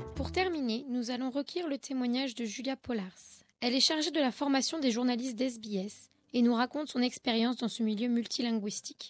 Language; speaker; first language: French; early bilingual, heritage; French